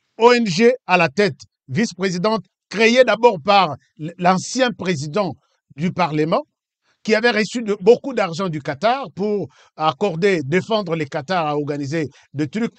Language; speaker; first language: French; non-native, local second language; Lingala